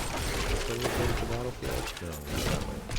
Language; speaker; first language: English; native; English